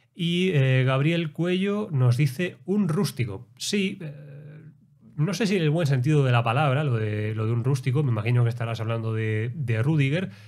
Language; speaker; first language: Spanish; native; Spanish